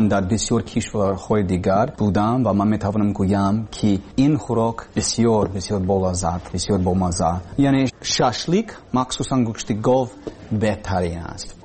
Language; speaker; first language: Persian; non-native, learner; English